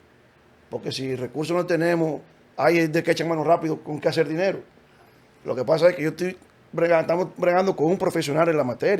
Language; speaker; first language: Spanish; native; Spanish